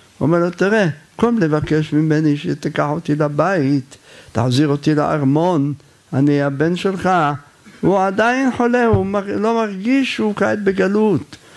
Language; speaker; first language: Hebrew; native; Hebrew